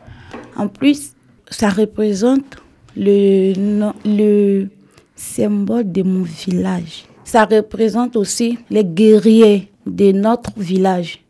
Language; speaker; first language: French; non-native, learner; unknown